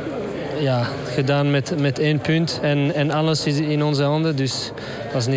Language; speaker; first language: Dutch; non-native, local second language; French